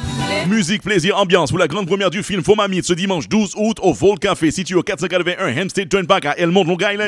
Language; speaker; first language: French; non-native, local second language; Haitian Creole